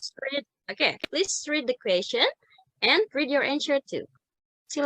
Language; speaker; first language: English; non-native, learner; Indonesian